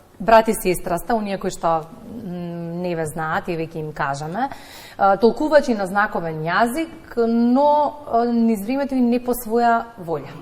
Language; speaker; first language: Macedonian; native; Macedonian